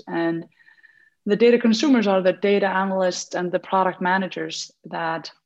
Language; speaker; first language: English; non-native, fluent; Icelandic